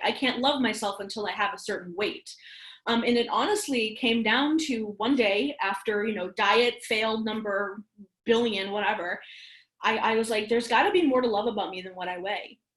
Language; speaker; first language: English; native; English